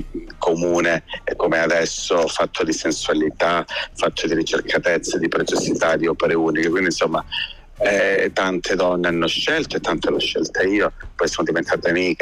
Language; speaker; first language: Italian; native; Italian